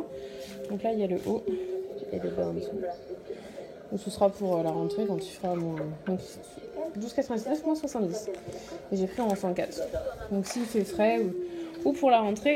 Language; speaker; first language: French; native; French